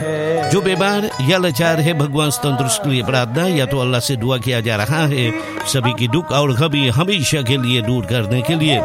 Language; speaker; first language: Hindi; early bilingual, heritage; Hindi